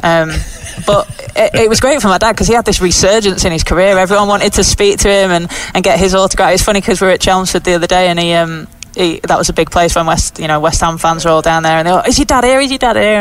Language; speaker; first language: English; native; English